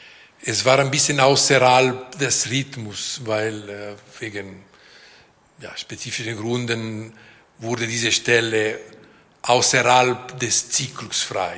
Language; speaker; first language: German; non-native, local second language; French